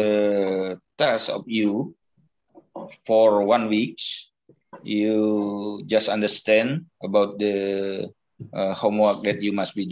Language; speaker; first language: English; non-native, learner; Indonesian